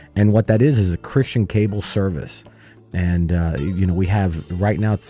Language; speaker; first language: English; early bilingual, other home language; Spanish